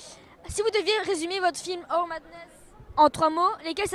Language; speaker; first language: French; native; French